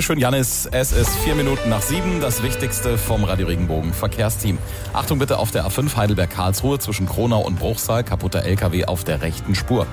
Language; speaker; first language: German; native; German